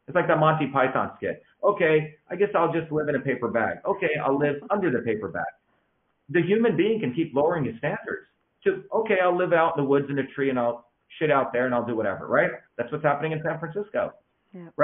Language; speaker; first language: English; early bilingual, other home language; Tamil